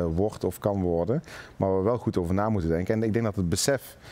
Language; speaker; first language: Dutch; native; Dutch